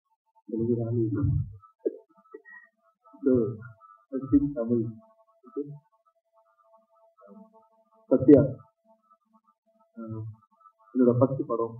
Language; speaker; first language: Telugu; non-native, learner; Tamil